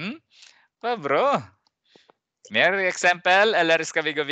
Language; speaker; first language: Swedish; non-native, fluent; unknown